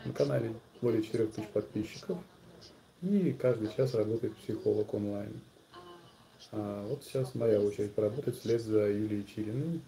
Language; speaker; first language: Russian; native; Russian